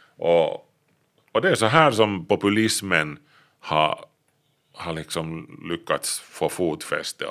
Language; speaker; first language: Swedish; native; Swedish